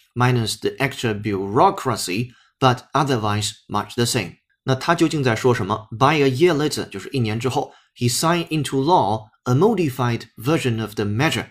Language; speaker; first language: English; non-native, fluent; Chinese